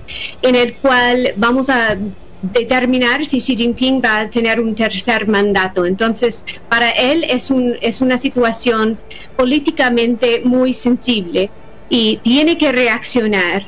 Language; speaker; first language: Spanish; non-native, fluent; English